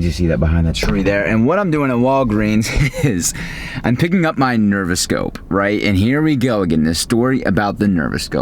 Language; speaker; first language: English; native; English